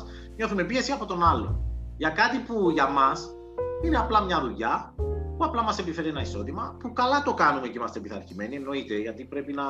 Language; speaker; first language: Greek; native; Greek